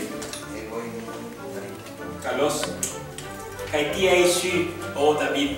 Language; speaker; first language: Greek; non-native, fluent; Spanish